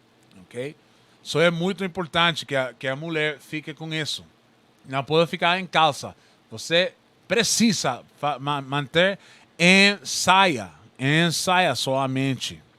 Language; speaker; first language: Portuguese; non-native, learner; Spanish